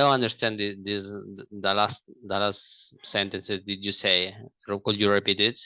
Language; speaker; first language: English; non-native, learner; Portuguese